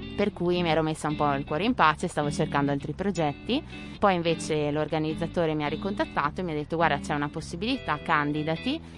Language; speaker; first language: Italian; native; Italian